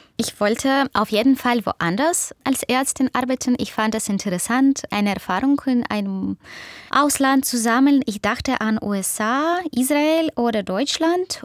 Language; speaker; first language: German; non-native, fluent; Russian